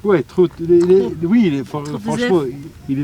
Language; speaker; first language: French; non-native, learner; Arabic